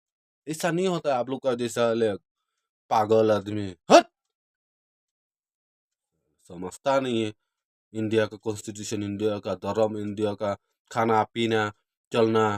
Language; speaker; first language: Hindi; non-native, local second language; Khasi